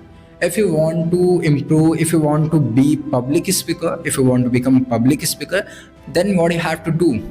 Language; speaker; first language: English; non-native, learner; Bhojpuri